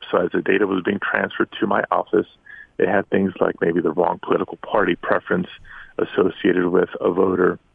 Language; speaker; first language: English; native; English